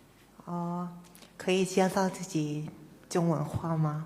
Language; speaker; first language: Chinese; non-native, learner; Lao